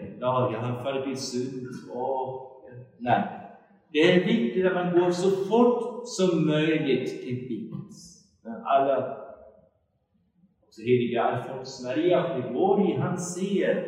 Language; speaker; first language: Swedish; non-native, fluent; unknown